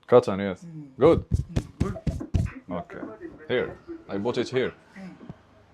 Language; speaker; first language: English; non-native, learner; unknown